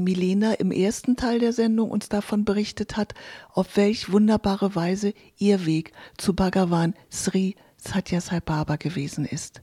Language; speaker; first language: German; native; German